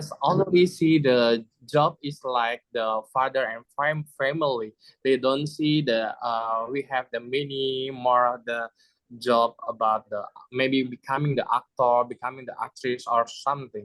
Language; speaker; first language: English; non-native, learner; Indonesian